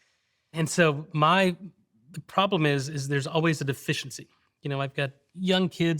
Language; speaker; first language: English; native; English